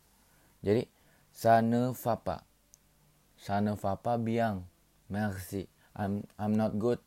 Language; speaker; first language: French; non-native, learner; Indonesian